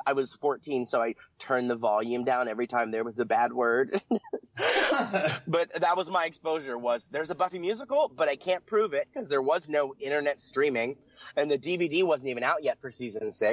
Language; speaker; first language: English; native; English